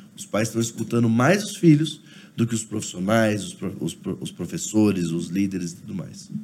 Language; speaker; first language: Portuguese; native; Portuguese